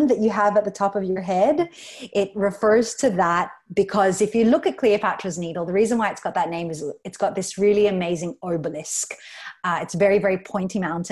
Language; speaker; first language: English; native; English